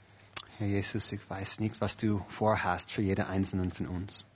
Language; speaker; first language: German; non-native, fluent; English